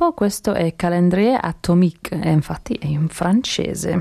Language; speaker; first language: Italian; non-native, fluent; English